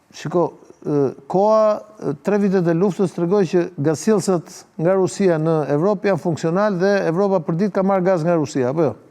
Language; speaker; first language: Albanian; native; Albanian